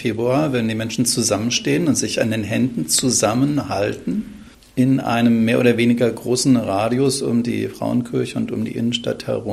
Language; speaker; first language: German; native; German